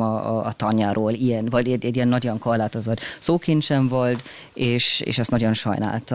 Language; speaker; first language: Hungarian; early bilingual, heritage; German